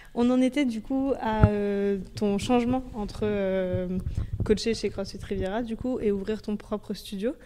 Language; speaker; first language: French; native; French